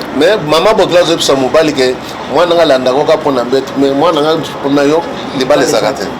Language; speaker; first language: Lingala; native; Lingala